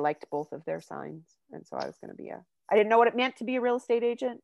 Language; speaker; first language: English; native; English